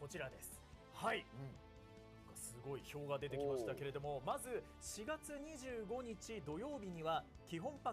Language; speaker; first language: Japanese; native; Japanese